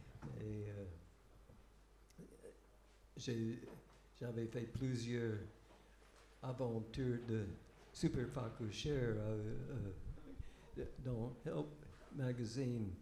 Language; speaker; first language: French; non-native, fluent; English